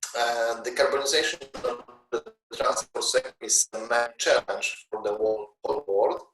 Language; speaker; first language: English; non-native, learner; Polish